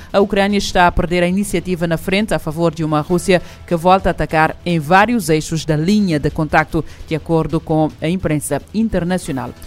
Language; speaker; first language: Portuguese; non-native, local second language; Kabuverdianu